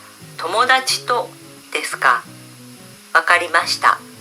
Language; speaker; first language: Japanese; non-native, learner; Indonesian